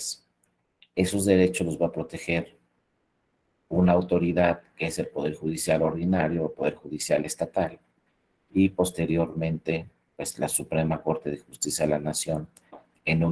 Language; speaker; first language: Spanish; native; Spanish